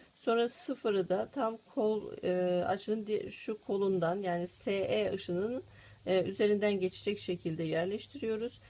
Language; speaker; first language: Turkish; native; Turkish